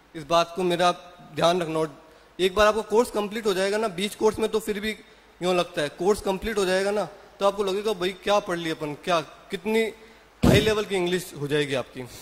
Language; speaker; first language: Hindi; native; Hindi